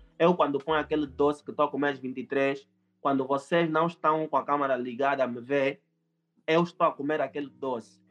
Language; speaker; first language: Portuguese; native; Portuguese